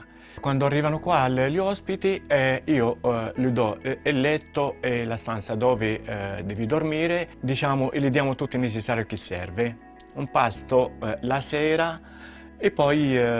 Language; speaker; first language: Italian; non-native, fluent; Arabic